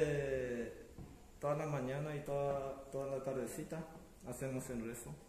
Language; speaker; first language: Spanish; early bilingual, other home language; Japanese